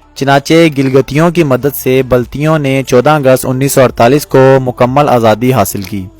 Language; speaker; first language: Urdu; non-native, local second language; Balti